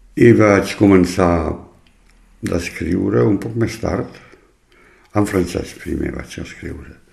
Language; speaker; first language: Catalan; non-native, local second language; French